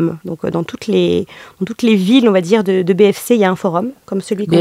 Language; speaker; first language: French; native; French